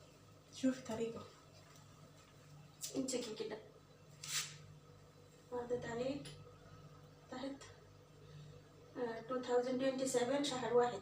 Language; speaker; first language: Arabic; non-native, learner; Bangla